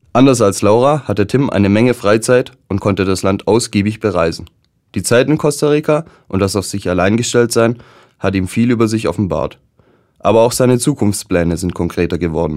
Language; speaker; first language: German; native; German